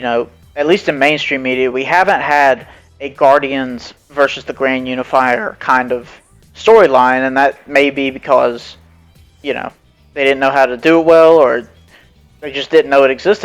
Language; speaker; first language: English; native; English